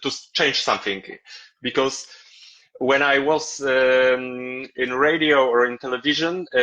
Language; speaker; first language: English; non-native, learner; Polish